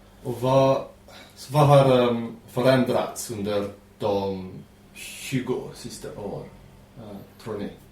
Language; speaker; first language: Swedish; non-native, learner; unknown